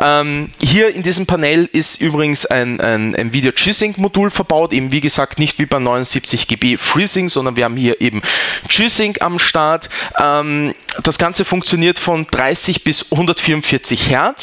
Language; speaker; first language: German; native; German